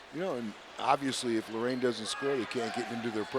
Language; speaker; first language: English; native; English